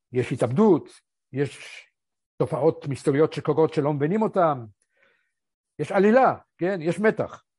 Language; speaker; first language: Hebrew; early bilingual, other home language; Polish